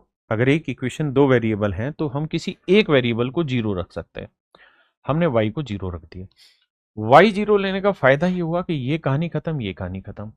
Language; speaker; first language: Hindi; native; Hindi